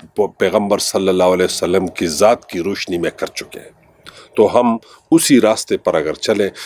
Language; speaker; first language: Urdu; non-native, local second language; Pashto